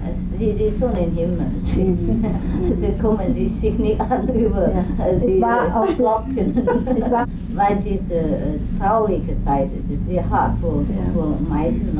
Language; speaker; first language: German; non-native, learner; Vietnamese